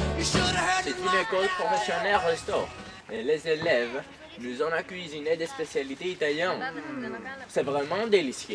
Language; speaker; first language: French; non-native, learner; Greek